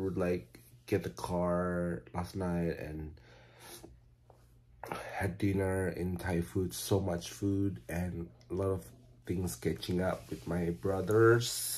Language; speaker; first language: English; non-native, fluent; Indonesian